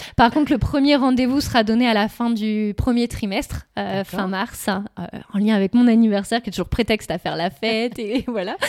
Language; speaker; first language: French; native; French